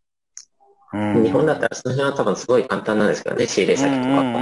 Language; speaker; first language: Japanese; native; Japanese